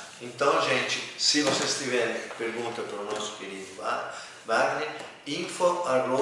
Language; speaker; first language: Portuguese; native; Portuguese